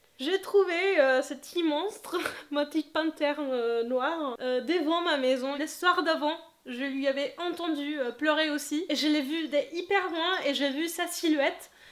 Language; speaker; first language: French; non-native, fluent; Spanish